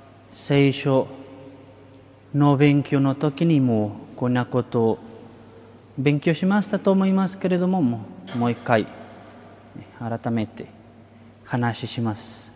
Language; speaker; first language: Japanese; non-native, fluent; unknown